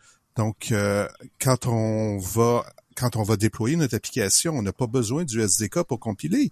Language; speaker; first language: French; native; French